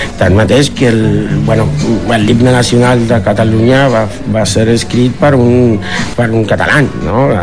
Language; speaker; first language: Catalan; non-native, fluent; Spanish